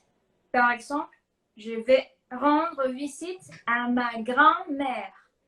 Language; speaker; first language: French; non-native, fluent; Spanish